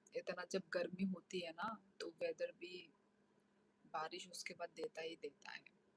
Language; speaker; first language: Hindi; non-native, local second language; Kok Borok